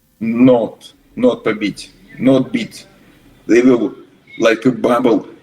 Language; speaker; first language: English; non-native, learner; Russian